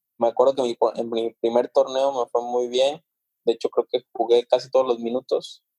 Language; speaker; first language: Spanish; native; Spanish